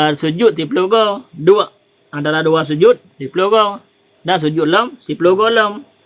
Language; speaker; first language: Malay; non-native, local second language; Achinese